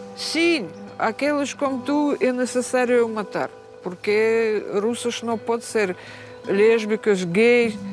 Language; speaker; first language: Portuguese; non-native, learner; Russian